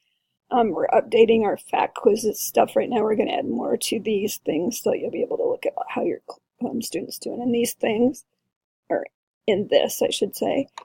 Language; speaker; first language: English; native; English